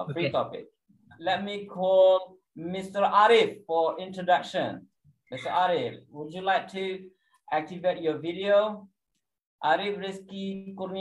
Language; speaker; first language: English; non-native, fluent; Indonesian